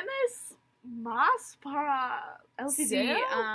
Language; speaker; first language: Spanish; non-native, learner; English